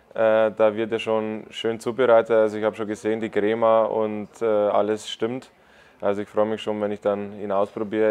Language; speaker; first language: German; native; German